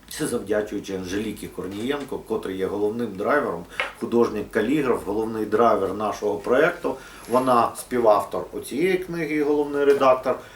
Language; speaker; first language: Ukrainian; non-native, local second language; Russian